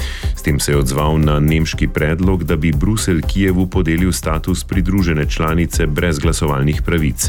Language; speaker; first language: Slovenian; native; Slovenian